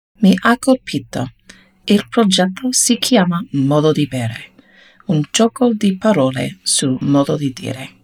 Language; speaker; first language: Italian; non-native, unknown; English